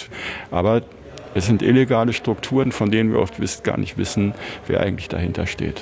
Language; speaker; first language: German; native; German